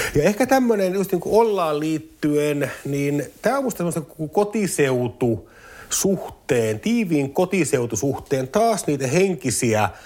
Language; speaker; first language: Finnish; native; Finnish